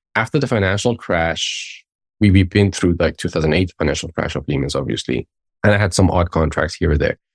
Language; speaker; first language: English; non-native, fluent; Persian